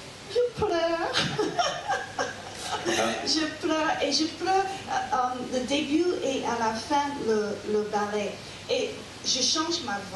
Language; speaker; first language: French; non-native, fluent; English